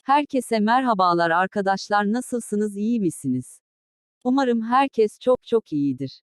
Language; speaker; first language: Turkish; native; Turkish